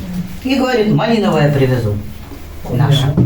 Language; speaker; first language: Russian; native; Russian